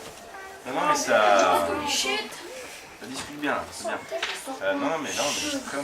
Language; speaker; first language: French; native; French